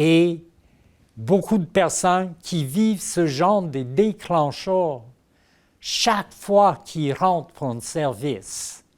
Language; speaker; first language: French; non-native, local second language; English